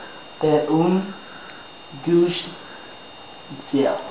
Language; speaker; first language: French; non-native, learner; English